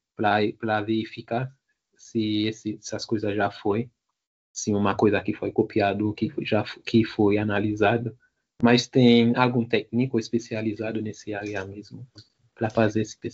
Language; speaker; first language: Portuguese; non-native, learner; Haitian Creole